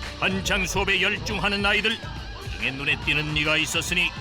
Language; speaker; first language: Korean; native; Korean